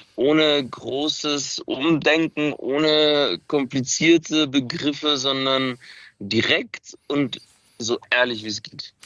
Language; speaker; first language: German; early bilingual, other home language; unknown